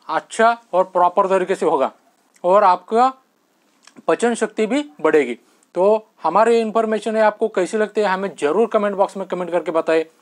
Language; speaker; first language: Hindi; non-native, local second language; Marathi